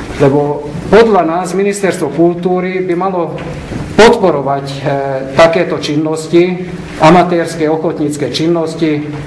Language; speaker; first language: Slovak; non-native, local second language; Hungarian